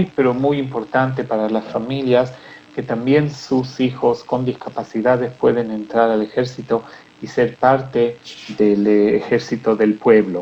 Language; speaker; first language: Spanish; non-native, fluent; Hebrew